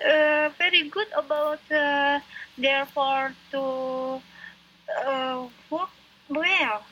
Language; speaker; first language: English; non-native, local second language; Indonesian